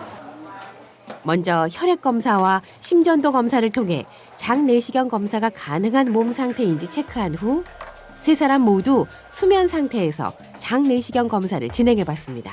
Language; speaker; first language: Korean; native; Korean